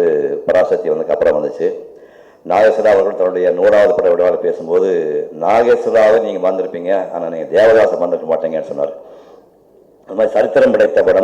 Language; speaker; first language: Tamil; native; Tamil